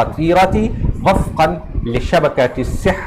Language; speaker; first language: Arabic; non-native, fluent; Urdu